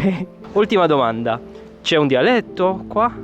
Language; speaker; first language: Italian; non-native, fluent; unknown